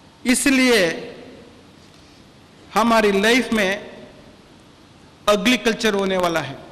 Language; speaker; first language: Hindi; non-native, local second language; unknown